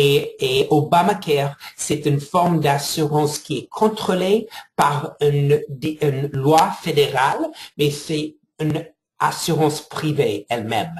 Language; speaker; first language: French; non-native, fluent; English